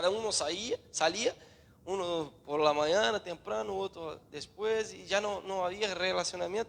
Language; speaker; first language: Spanish; non-native, learner; Portuguese